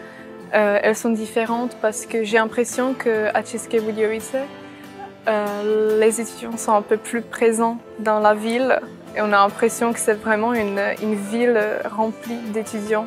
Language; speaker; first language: French; non-native, fluent; Czech